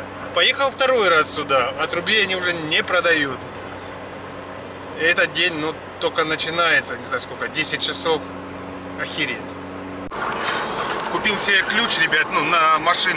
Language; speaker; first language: Russian; native; Russian